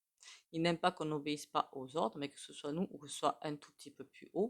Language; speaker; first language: French; native; French